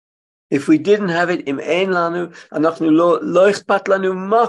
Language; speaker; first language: Hebrew; non-native, fluent; English